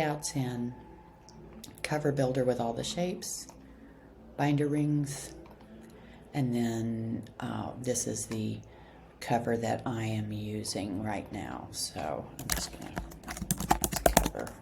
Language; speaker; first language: English; native; English